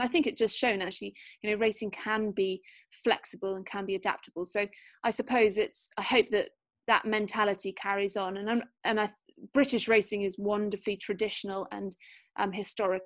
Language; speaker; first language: English; native; English